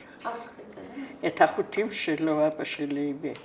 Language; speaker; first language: Hebrew; non-native, fluent; Persian